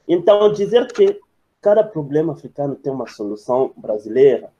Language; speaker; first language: Portuguese; non-native, fluent; French